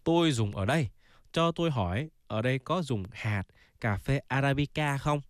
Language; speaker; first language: Vietnamese; early bilingual, heritage; Vietnamese